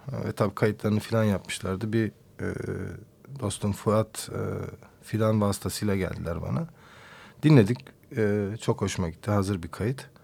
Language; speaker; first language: Turkish; non-native, local second language; Kurdish